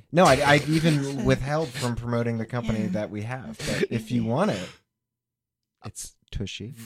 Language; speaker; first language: English; native; English